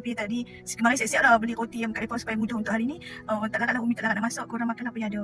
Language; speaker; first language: Malay; native; Malay